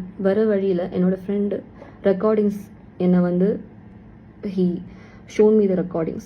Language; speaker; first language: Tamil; non-native, local second language; Malayalam